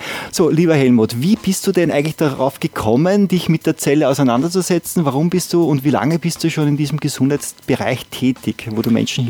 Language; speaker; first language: German; native; German